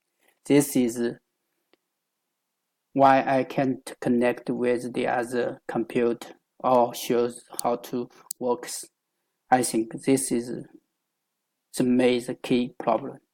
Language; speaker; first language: English; non-native, learner; Chinese